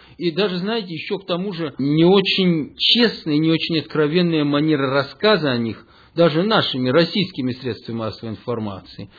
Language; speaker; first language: Russian; early bilingual, heritage; Russian